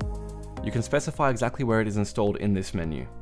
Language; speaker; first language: English; native; English